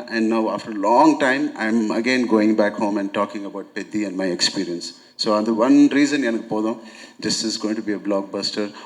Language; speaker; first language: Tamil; non-native, local second language; Telugu